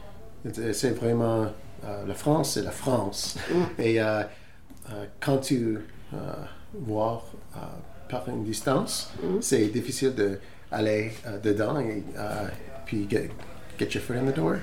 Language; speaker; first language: French; non-native, learner; English